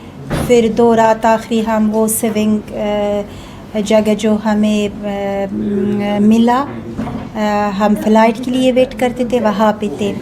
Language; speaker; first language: Hindi; non-native, learner; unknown